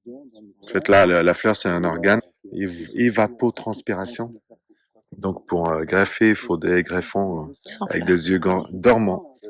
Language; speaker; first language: French; native; French